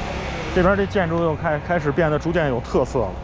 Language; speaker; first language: Chinese; native; Chinese